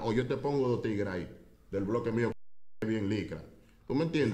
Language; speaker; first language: Spanish; native; Spanish